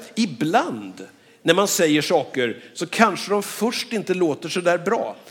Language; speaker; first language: Swedish; native; Swedish